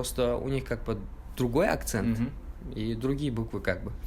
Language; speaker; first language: Russian; non-native, local second language; Uzbek